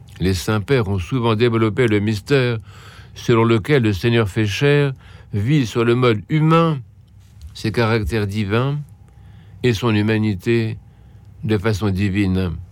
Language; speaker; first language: French; native; French